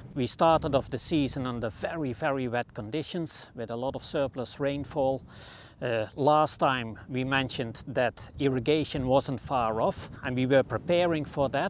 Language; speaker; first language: English; non-native, fluent; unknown